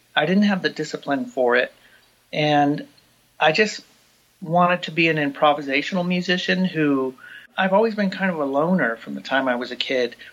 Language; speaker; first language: English; native; English